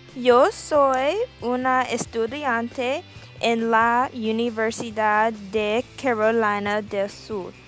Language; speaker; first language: Spanish; non-native, learner; English